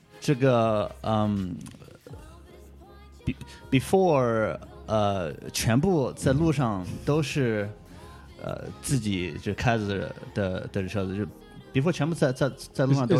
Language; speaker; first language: Chinese; early bilingual, heritage; Chinese